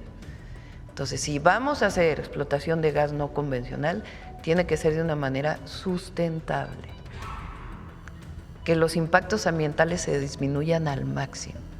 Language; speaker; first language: Spanish; native; Spanish